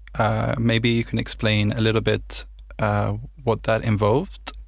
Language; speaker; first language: English; native; English